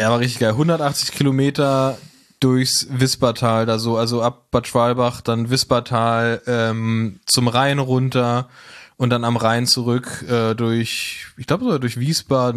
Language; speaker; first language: German; native; German